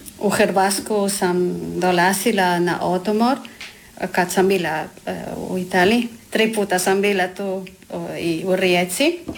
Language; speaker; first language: Croatian; non-native, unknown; Spanish